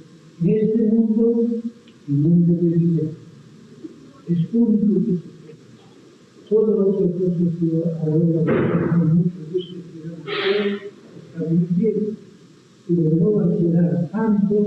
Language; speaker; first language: Spanish; non-native, learner; Persian